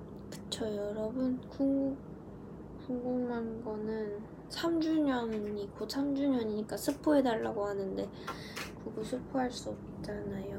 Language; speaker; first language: Korean; early bilingual, heritage; Korean